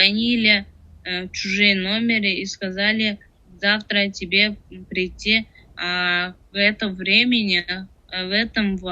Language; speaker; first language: Russian; non-native, learner; Tajik